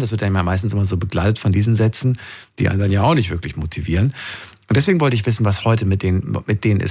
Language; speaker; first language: German; native; German